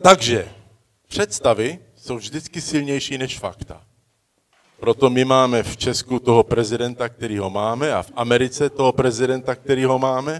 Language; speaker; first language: Czech; early bilingual, heritage; Czech